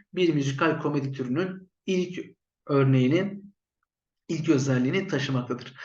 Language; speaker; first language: Turkish; native; Turkish